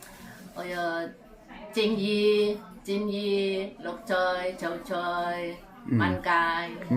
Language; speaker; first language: Cantonese; non-native, learner; Indonesian